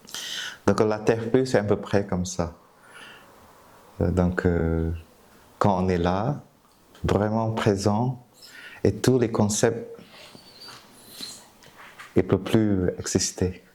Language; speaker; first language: French; non-native, fluent; Vietnamese